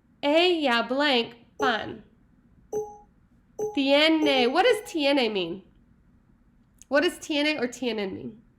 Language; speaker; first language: Spanish; non-native, learner; English